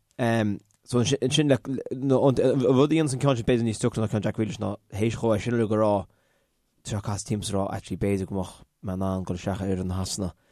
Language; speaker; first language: Irish; native; Irish